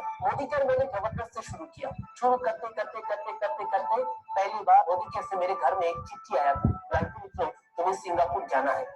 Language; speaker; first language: Hindi; non-native, local second language; Bangla